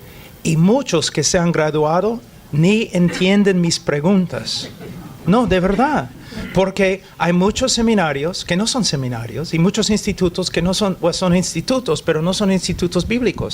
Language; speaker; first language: Spanish; non-native, fluent; English